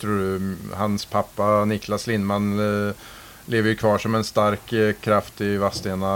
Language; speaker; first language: Swedish; native; Swedish